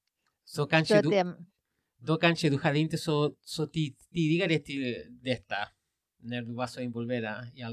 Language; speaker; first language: Swedish; non-native, fluent; Spanish